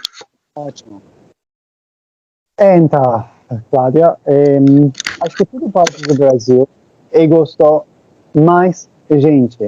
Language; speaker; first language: Portuguese; non-native, learner; Turkish